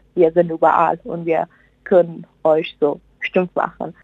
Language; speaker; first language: German; non-native, fluent; Persian